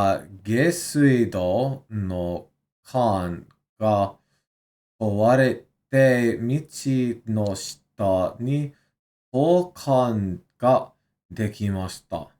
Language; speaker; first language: Japanese; non-native, learner; English